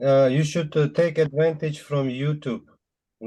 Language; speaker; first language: English; non-native, fluent; Uzbek